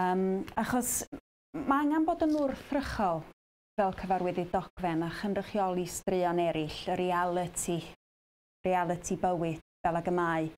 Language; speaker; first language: Welsh; native; Welsh